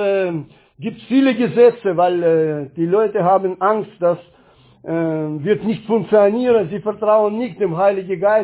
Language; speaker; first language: German; non-native, learner; Russian